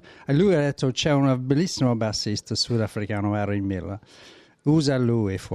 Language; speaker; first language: Italian; non-native, learner; English